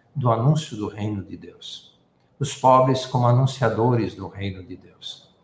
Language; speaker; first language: Portuguese; native; Portuguese